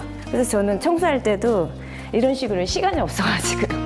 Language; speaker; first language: Korean; native; Korean